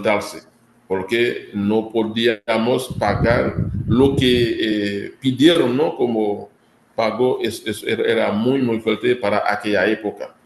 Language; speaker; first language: Spanish; non-native, fluent; Haitian Creole